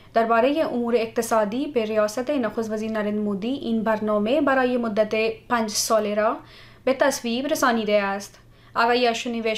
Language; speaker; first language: Persian; non-native, fluent; Hindi